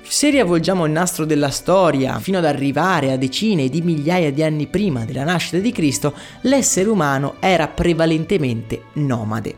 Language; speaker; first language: Italian; native; Italian